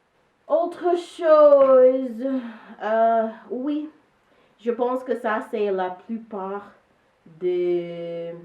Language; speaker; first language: French; non-native, learner; English